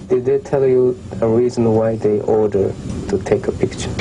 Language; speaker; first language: English; non-native, learner; Japanese